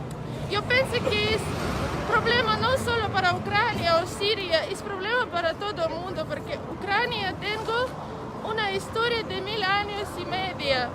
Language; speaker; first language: Spanish; non-native, learner; Ukrainian